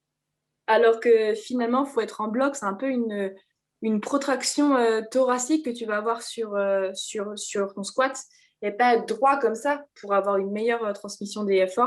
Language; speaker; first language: French; native; French